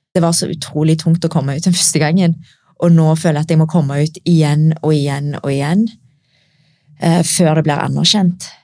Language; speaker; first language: Norwegian; early bilingual, other home language; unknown